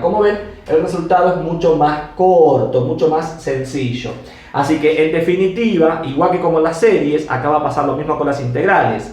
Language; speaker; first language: Spanish; native; Spanish